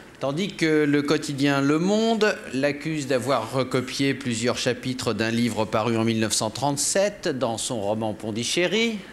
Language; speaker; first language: French; native; French